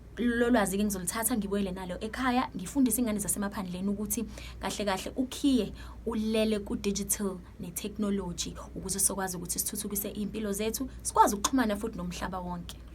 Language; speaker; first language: Zulu; native; Zulu